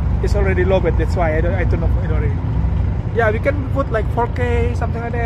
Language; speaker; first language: English; non-native, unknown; Indonesian